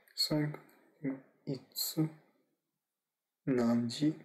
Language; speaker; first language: Japanese; non-native, learner; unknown